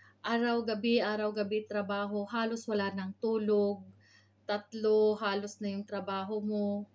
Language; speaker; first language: Filipino; non-native, local second language; Cebuano